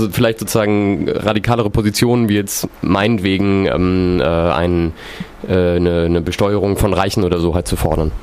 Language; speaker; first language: German; native; German